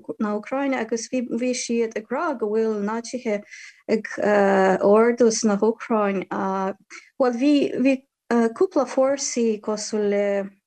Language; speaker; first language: Irish; non-native, fluent; Ukrainian